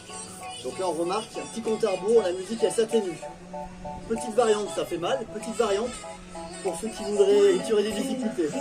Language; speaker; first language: French; native; French